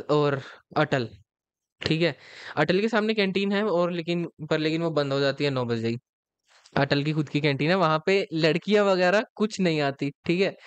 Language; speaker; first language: Hindi; native; Hindi